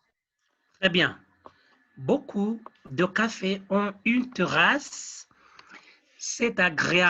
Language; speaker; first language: French; non-native, fluent; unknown